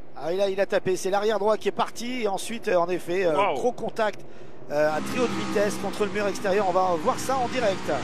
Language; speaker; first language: French; native; French